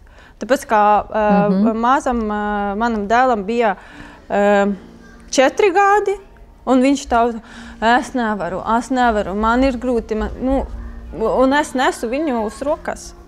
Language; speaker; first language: Latvian; non-native, learner; Ukrainian